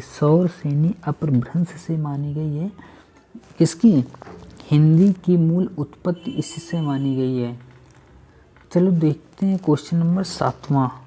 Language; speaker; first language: Hindi; native; Hindi